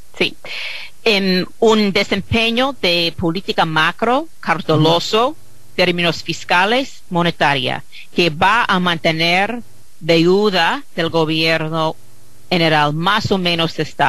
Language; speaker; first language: Spanish; non-native, fluent; English